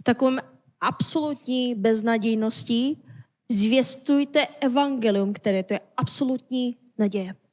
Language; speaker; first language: Czech; non-native, fluent; Korean